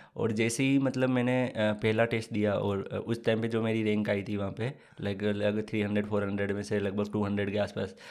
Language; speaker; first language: Hindi; native; Hindi